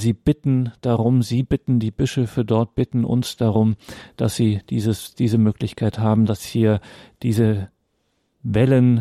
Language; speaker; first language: German; native; German